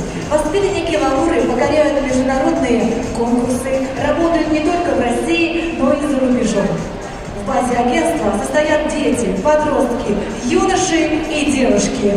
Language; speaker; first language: Russian; native; Russian